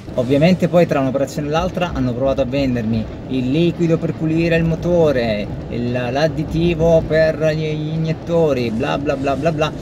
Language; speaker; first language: Italian; native; Italian